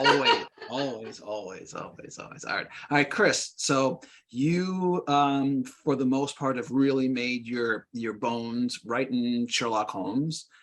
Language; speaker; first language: English; native; English